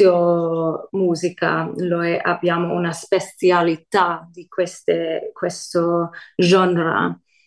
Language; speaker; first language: Italian; early bilingual, heritage; English